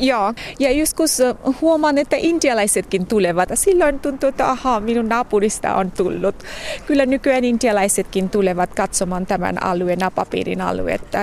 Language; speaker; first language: Finnish; non-native, fluent; Bangla